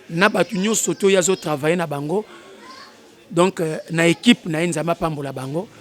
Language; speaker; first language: Lingala; native; Lingala